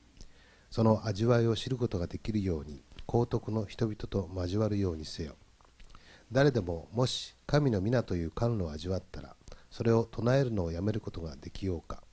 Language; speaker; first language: Japanese; native; Japanese